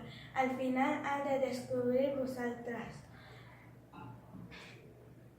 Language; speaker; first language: Catalan; non-native, learner; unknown